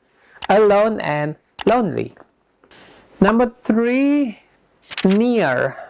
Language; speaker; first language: English; non-native, fluent; Indonesian